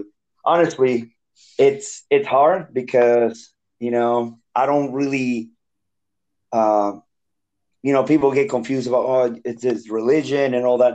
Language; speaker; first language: English; non-native, fluent; Spanish